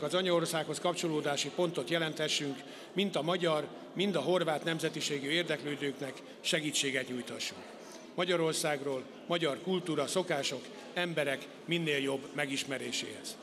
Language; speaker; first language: Hungarian; native; Hungarian